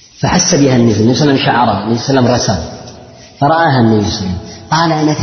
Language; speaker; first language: Arabic; non-native, fluent; Malay